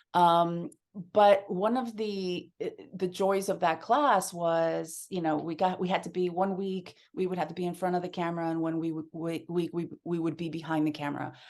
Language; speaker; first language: English; early bilingual, other home language; Spanish